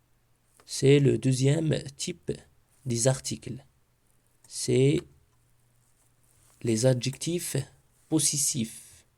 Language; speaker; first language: French; non-native, local second language; Arabic